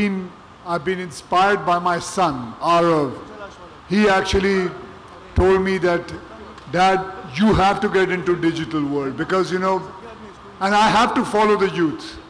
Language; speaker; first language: English; non-native, local second language; Hindi